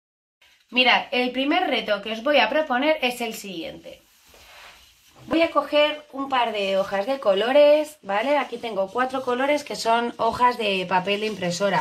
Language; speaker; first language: Spanish; native; Spanish